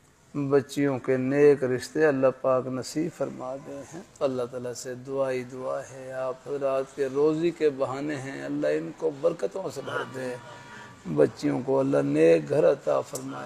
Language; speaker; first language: Urdu; native; Urdu